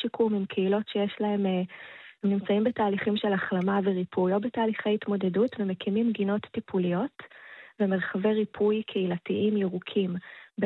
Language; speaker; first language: Hebrew; native; Hebrew